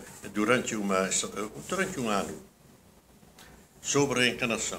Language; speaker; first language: Portuguese; non-native, fluent; Dutch